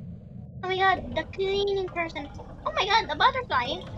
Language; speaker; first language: English; non-native, local second language; Filipino